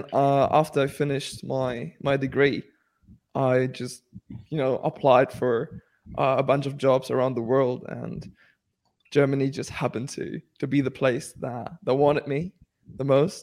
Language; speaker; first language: English; non-native, fluent; Spanish